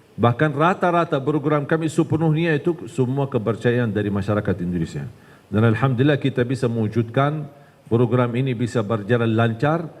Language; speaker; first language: Malay; non-native, fluent; Arabic